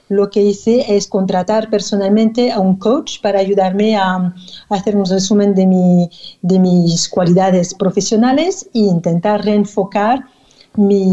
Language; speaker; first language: Spanish; non-native, fluent; French